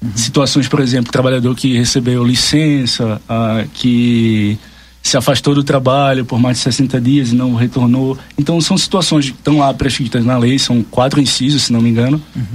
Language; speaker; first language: Portuguese; native; Portuguese